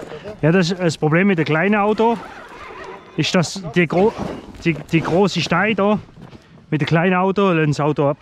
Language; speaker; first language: German; non-native, fluent; French